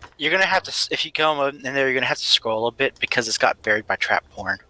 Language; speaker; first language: English; native; English